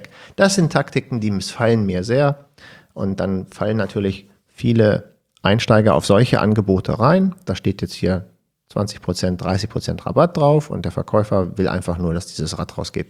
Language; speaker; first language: German; native; German